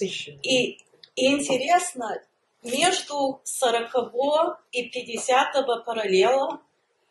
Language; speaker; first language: Russian; early bilingual, heritage; Russian